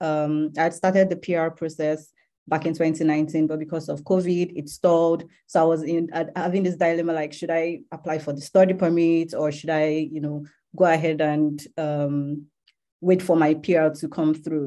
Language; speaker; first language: English; non-native, local second language; Yoruba